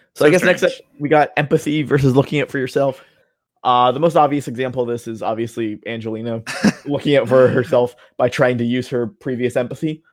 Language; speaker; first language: English; native; English